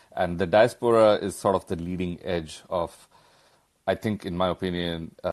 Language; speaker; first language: English; non-native, local second language; Hindi